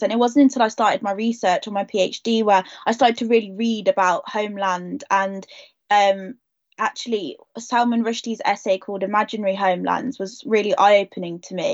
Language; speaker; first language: English; native; English